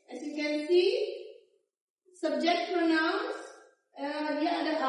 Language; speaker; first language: English; non-native, fluent; Indonesian